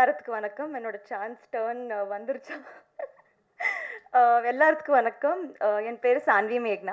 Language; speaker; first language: Tamil; non-native, learner; Telugu